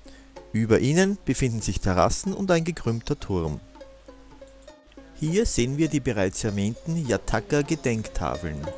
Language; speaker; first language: German; native; German